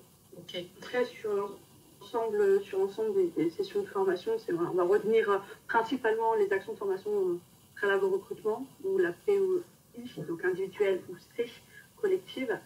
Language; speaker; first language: French; native; French